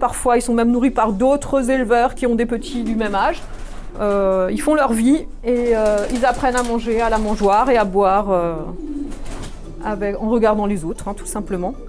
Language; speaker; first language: French; native; French